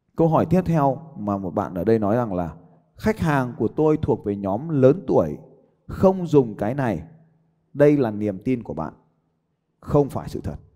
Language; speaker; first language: Vietnamese; native; Vietnamese